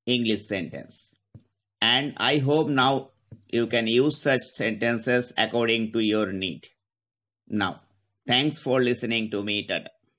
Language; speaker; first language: English; non-native, local second language; Bangla